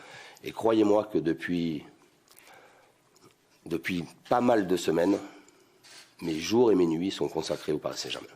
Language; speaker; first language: French; native; French